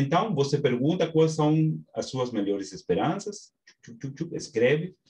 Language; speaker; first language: Portuguese; non-native, fluent; Spanish